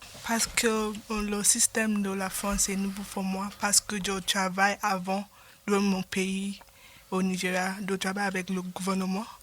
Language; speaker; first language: French; non-native, learner; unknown